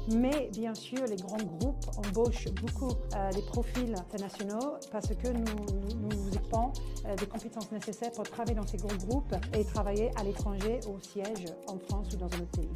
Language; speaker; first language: French; non-native, fluent; English